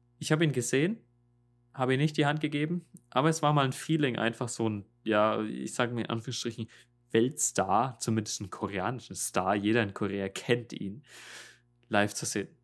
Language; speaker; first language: German; native; German